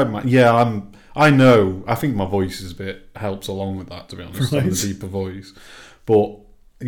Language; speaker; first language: English; native; English